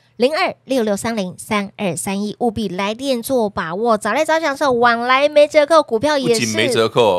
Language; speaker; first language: Chinese; native; Chinese